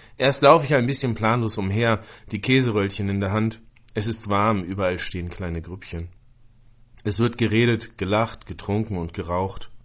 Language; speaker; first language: German; native; German